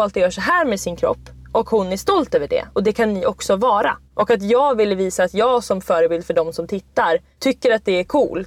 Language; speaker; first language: Swedish; native; Swedish